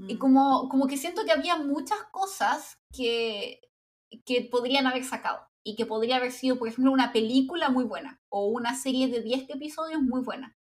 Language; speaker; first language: Spanish; native; Spanish